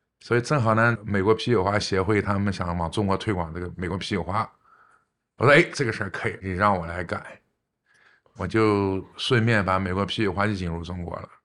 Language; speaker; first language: Chinese; native; Chinese